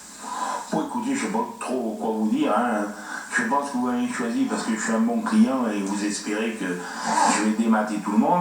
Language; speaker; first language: French; native; French